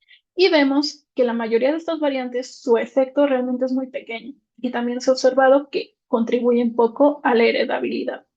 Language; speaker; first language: Spanish; native; Spanish